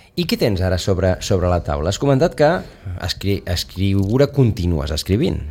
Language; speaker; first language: Catalan; native; Catalan